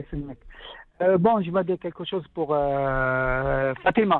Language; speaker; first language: French; non-native, local second language; Arabic